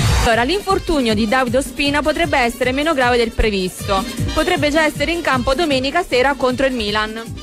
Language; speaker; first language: Italian; native; Italian